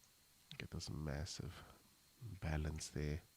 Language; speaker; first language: English; native; English